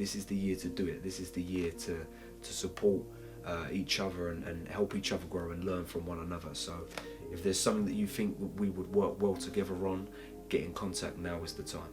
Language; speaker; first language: English; native; English